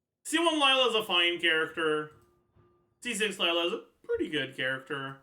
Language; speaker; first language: English; native; English